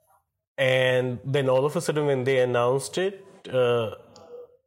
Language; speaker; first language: English; non-native, local second language; Kashmiri